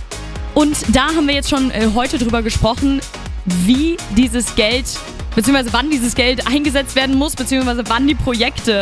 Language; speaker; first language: German; native; German